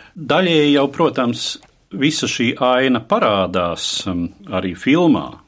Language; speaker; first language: Latvian; native; Latvian